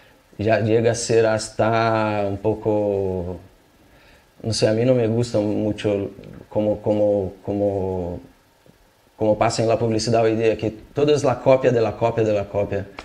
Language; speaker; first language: Spanish; non-native, fluent; Portuguese